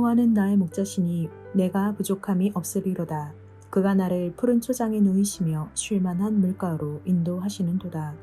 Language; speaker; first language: Korean; native; Korean